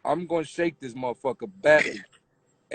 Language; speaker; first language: English; native; English